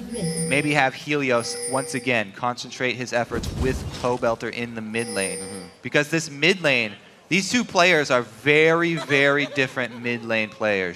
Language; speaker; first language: English; native; English